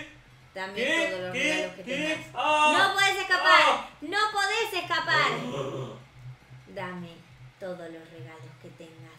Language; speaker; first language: Spanish; native; Spanish